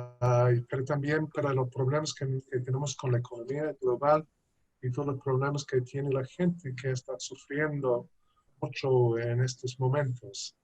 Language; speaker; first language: Spanish; non-native, fluent; English